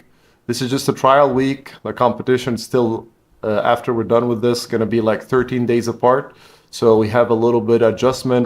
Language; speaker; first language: English; non-native, fluent; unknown